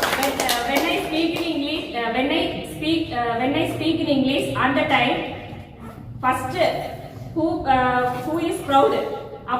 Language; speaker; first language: English; non-native, learner; Tamil